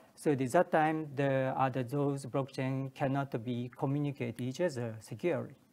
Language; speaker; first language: English; non-native, learner; Japanese